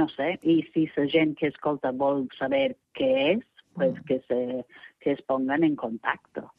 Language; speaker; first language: Catalan; non-native, fluent; English